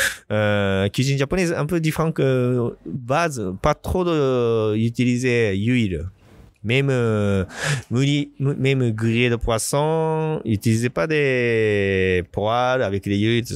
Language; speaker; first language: French; non-native, learner; Japanese